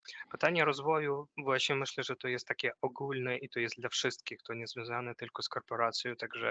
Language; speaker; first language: Polish; non-native, fluent; Ukrainian